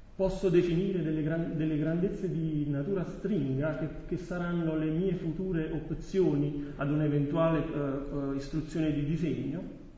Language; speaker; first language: Italian; native; Italian